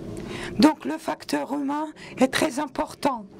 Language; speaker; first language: French; non-native, local second language; Latvian